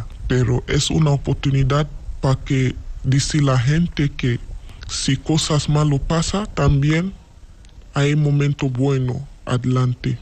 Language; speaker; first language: Spanish; non-native, learner; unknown